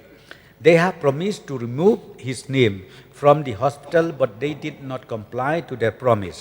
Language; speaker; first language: English; non-native, local second language; Khasi